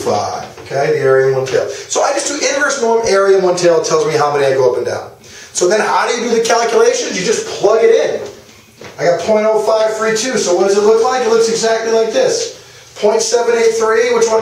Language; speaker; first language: English; native; English